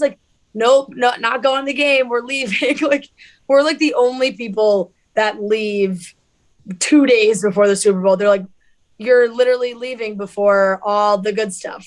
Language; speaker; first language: English; native; English